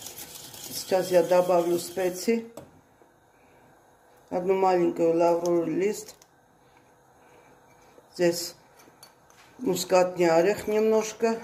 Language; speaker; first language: Russian; non-native, fluent; Armenian